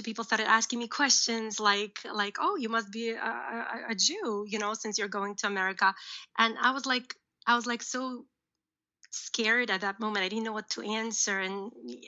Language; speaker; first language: English; early bilingual, other home language; Uzbek